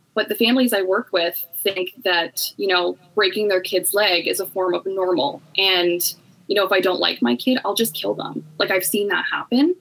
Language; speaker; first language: English; native; English